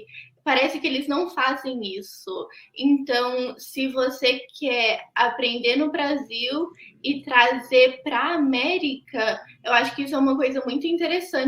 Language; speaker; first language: Portuguese; early bilingual, heritage; Portuguese